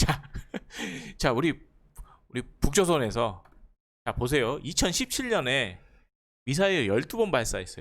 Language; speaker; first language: Korean; native; Korean